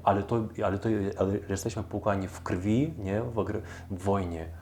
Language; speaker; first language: Polish; non-native, fluent; Ukrainian